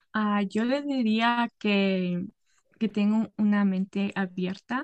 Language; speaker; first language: Spanish; early bilingual, heritage; Spanish